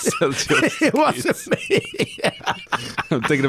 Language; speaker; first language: English; native; English